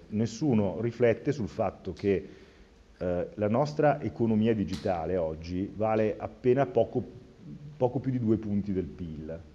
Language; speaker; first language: Italian; native; Italian